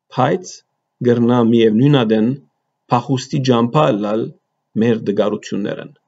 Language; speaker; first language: Armenian; early bilingual, heritage; Armenian